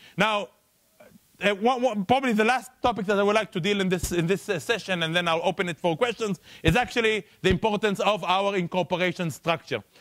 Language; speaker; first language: English; non-native, fluent; Hebrew